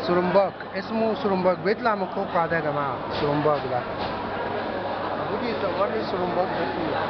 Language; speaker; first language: Arabic; native; Arabic